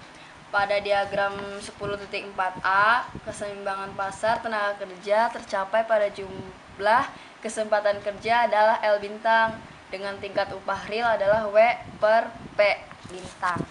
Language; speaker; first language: Indonesian; native; Indonesian